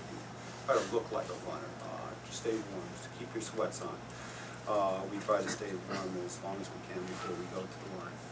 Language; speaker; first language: English; native; English